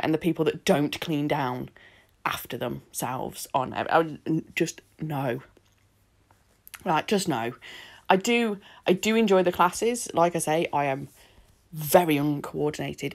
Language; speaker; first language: English; native; English